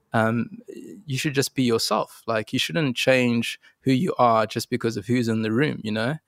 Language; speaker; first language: English; native; English